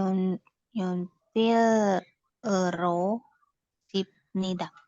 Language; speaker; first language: Korean; non-native, learner; Indonesian